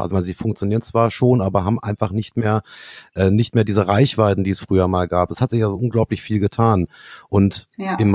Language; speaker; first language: German; native; German